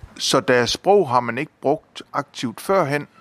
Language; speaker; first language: Danish; native; Danish